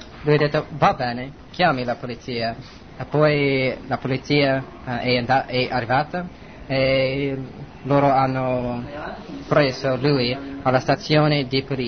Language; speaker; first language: Italian; non-native, learner; English